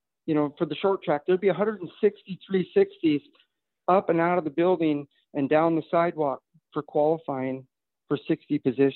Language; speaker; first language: English; native; English